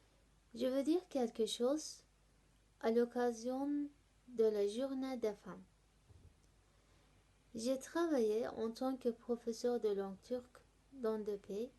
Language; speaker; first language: French; non-native, learner; Turkish